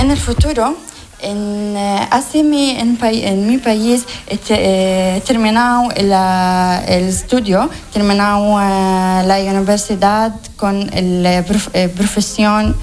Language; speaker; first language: Spanish; non-native, learner; Arabic